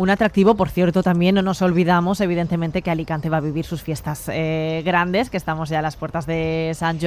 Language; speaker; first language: Spanish; native; Spanish